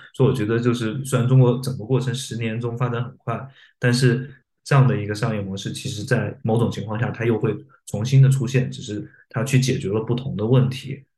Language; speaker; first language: Chinese; native; Chinese